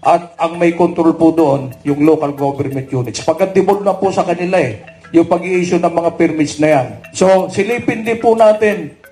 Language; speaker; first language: Filipino; native; Filipino